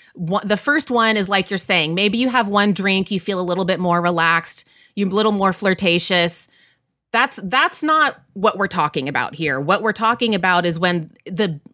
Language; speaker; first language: English; native; English